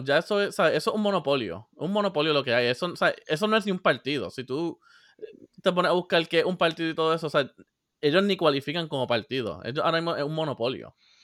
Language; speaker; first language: Spanish; native; Spanish